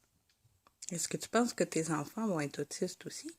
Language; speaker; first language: French; native; French